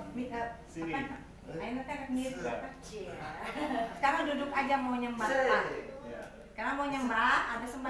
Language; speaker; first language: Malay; non-native, local second language; Sundanese